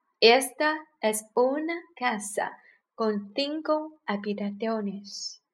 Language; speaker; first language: Spanish; non-native, learner; Chinese